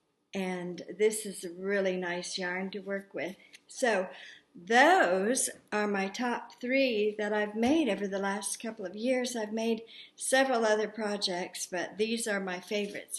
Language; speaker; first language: English; native; English